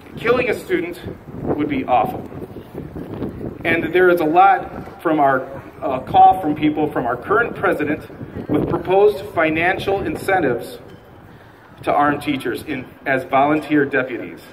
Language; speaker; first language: English; native; English